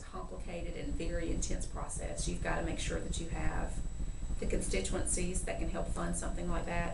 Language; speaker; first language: English; native; English